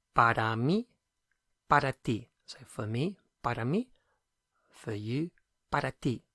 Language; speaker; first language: English; native; English